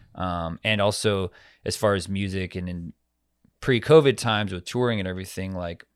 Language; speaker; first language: English; native; English